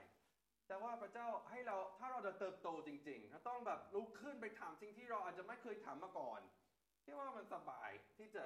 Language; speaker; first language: Thai; non-native, fluent; English